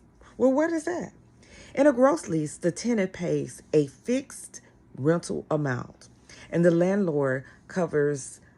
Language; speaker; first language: English; native; English